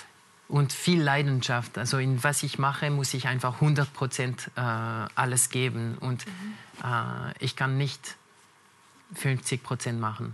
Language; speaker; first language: German; non-native, local second language; French